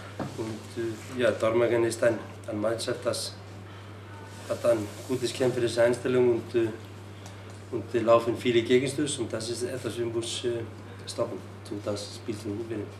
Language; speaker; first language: German; non-native, learner; Icelandic